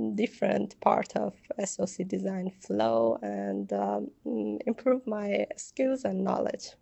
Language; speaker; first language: English; non-native, fluent; Persian